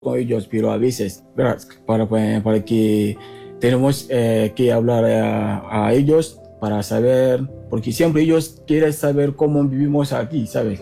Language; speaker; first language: Spanish; non-native, learner; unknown